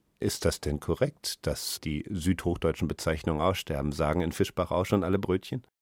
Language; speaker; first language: German; native; German